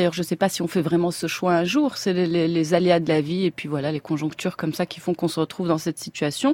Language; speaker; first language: French; non-native, local second language; Arabic